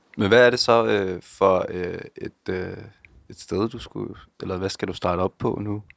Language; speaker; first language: Danish; native; Danish